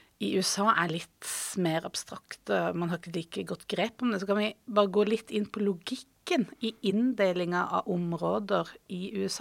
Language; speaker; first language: Norwegian; native; Norwegian